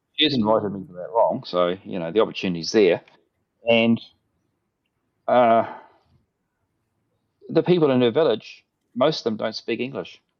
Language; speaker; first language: English; native; English